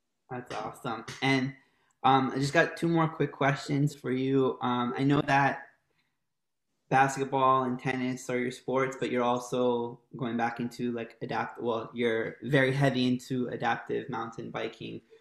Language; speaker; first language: English; native; English